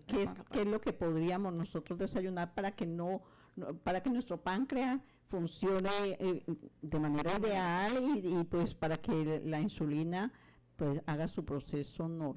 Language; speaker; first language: Spanish; native; Spanish